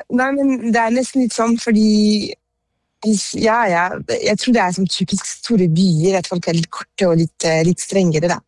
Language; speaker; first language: Norwegian; non-native, fluent; French